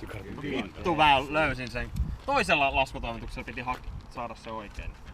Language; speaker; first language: Finnish; native; Finnish